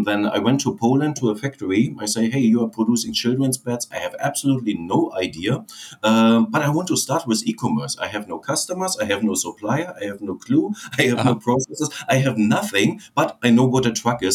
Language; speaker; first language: English; non-native, fluent; German